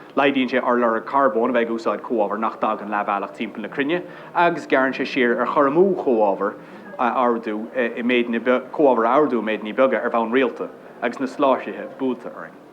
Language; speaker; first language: Irish; non-native, local second language; English